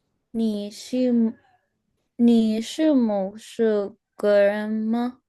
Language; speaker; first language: Chinese; non-native, learner; Spanish